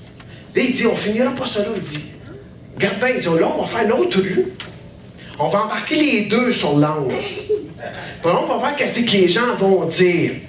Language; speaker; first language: French; native; French